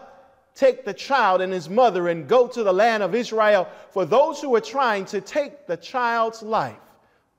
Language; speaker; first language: English; native; English